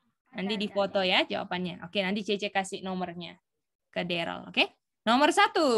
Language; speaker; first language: Indonesian; native; Indonesian